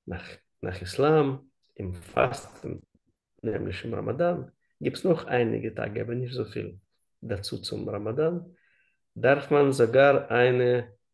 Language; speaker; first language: German; non-native, learner; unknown